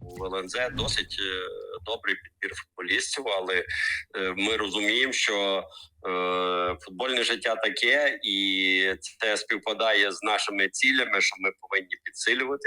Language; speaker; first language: Ukrainian; native; Ukrainian